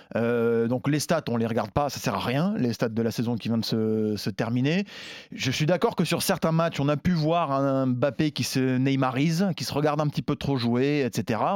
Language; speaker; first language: French; native; French